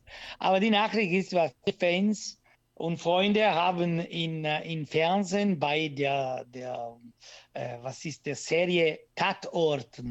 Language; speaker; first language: German; non-native, learner; Italian